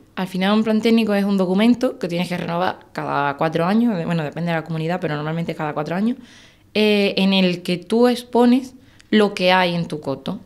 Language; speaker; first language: Spanish; native; Spanish